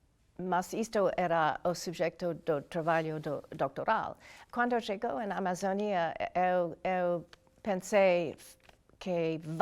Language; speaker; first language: Portuguese; non-native, learner; English